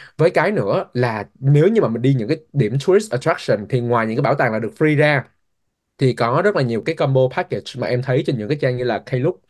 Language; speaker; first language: Vietnamese; native; Vietnamese